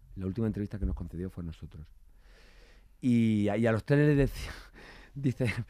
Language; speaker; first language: Spanish; native; Spanish